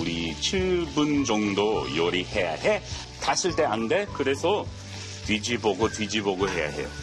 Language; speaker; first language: Korean; non-native, learner; English